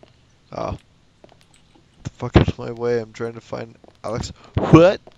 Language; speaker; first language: English; native; English